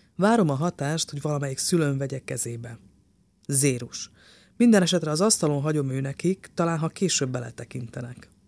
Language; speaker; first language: Hungarian; native; Hungarian